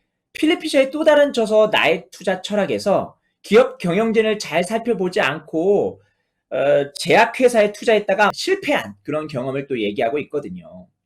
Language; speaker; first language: Korean; native; Korean